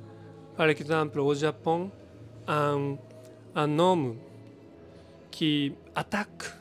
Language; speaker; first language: French; non-native, learner; Japanese